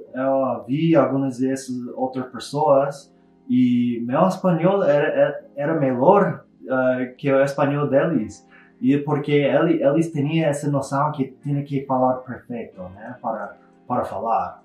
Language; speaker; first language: Portuguese; non-native, learner; English